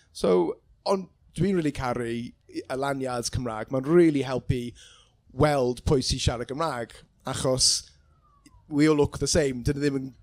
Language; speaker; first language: Welsh; non-native, local second language; English